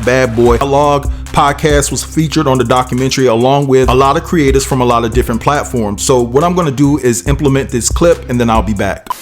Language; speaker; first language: English; native; English